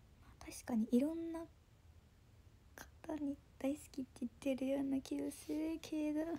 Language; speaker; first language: Japanese; native; Japanese